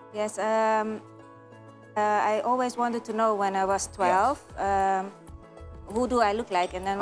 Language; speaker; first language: English; non-native, learner; Dutch